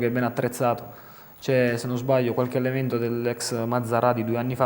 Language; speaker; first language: Italian; native; Italian